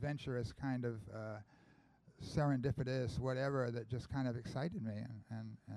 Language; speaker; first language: English; native; English